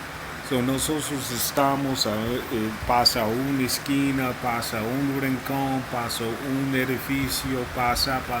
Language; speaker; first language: Spanish; non-native, learner; English